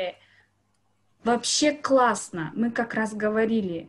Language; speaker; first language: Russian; non-native, learner; Japanese